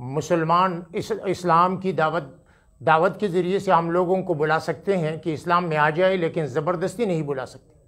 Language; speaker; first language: Urdu; non-native, local second language; Pashto